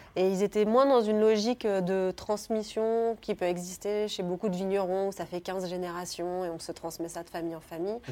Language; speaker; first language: French; native; French